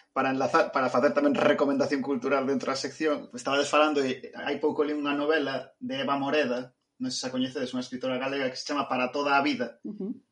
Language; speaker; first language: Galician; non-native, local second language; Spanish